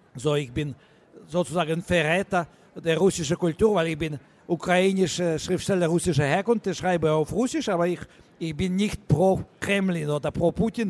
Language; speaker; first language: German; non-native, learner; Russian